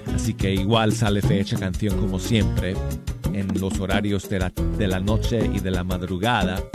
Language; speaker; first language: Spanish; non-native, fluent; English